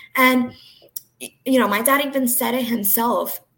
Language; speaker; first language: English; early bilingual, other home language; Portuguese